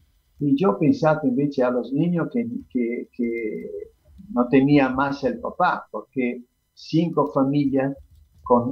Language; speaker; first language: Spanish; non-native, fluent; Italian